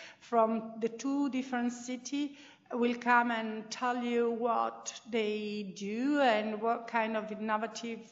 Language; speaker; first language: English; non-native, fluent; Italian